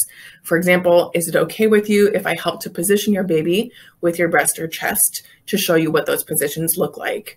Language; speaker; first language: English; native; English